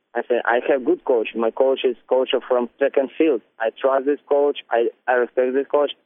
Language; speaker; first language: English; non-native, learner; Ukrainian